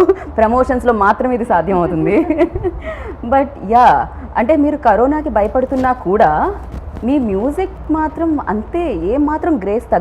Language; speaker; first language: Telugu; native; Telugu